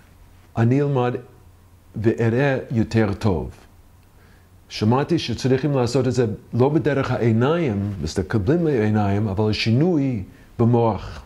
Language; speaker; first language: Hebrew; non-native, learner; English